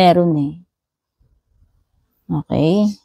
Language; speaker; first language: Filipino; native; Filipino